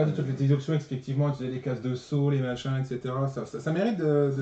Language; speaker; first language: French; native; French